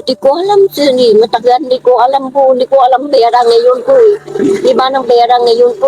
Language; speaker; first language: Filipino; non-native, learner; Vietnamese